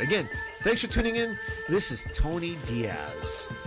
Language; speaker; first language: English; early bilingual, other home language; Spanish